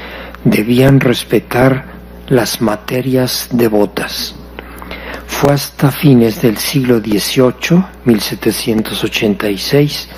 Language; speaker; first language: Spanish; native; Spanish